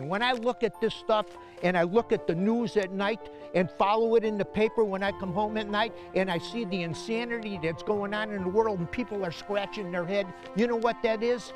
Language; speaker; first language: English; native; English